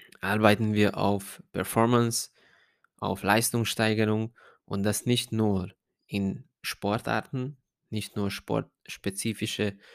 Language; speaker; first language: German; non-native, fluent; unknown